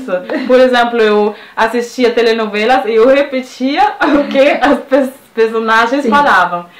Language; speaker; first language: Portuguese; non-native, fluent; French